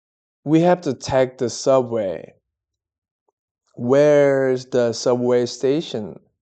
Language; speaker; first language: English; non-native, learner; Korean